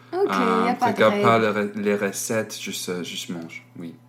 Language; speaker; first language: French; non-native, learner; English